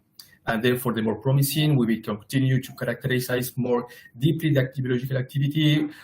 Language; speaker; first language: English; non-native, fluent; Spanish